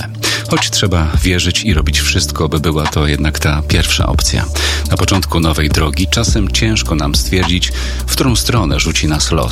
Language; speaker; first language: Polish; native; Polish